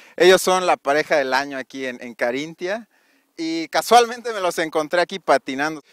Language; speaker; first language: Spanish; native; Spanish